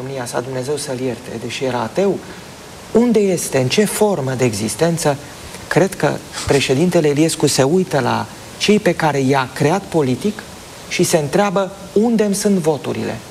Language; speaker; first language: Romanian; native; Romanian